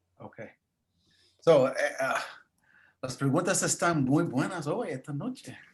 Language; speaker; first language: Spanish; early bilingual, heritage; English